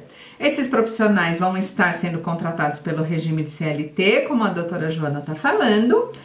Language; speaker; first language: Portuguese; native; Portuguese